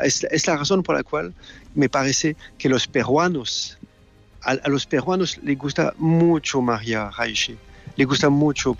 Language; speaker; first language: Spanish; non-native, fluent; French